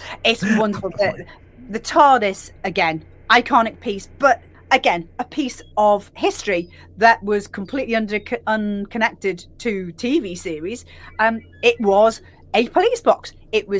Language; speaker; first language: English; native; English